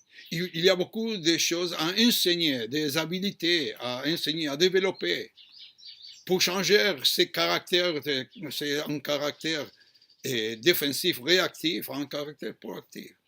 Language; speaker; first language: French; non-native, fluent; Hebrew